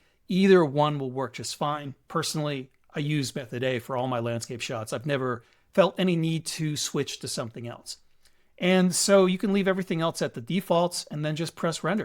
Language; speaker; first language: English; native; English